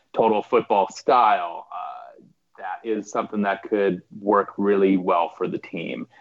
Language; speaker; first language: English; native; English